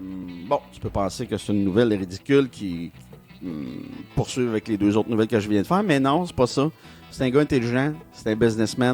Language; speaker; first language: French; native; French